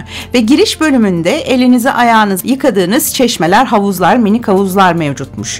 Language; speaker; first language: Turkish; native; Turkish